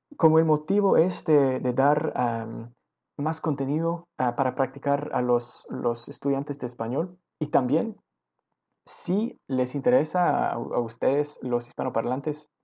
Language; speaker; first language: Spanish; non-native, fluent; English